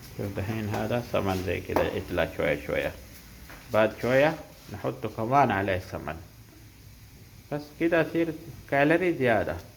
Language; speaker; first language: Arabic; non-native, learner; Urdu